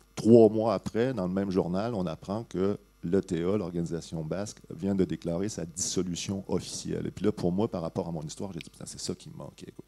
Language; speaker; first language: French; native; French